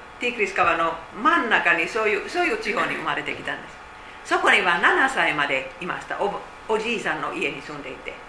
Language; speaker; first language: Japanese; non-native, fluent; Finnish